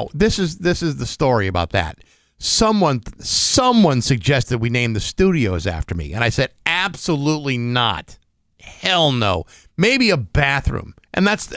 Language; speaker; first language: English; native; English